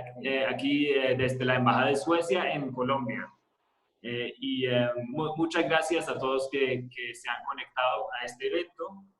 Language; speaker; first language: Spanish; non-native, fluent; Swedish